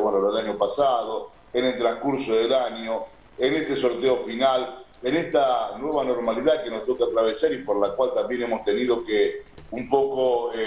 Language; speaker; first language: Spanish; native; Spanish